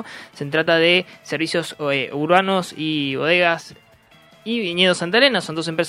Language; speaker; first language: Spanish; native; Spanish